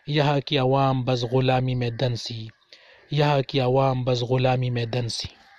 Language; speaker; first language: Urdu; non-native, local second language; Pashto